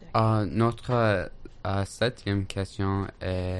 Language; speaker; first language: French; non-native, learner; English